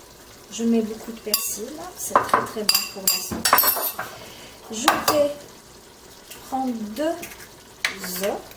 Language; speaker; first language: French; non-native, local second language; Arabic